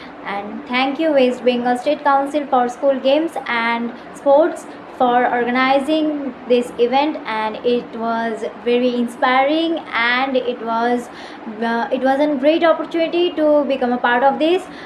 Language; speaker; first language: English; non-native, local second language; Bangla